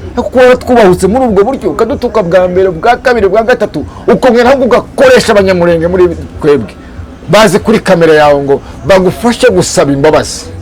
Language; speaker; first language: Kinyarwanda; native; Kinyarwanda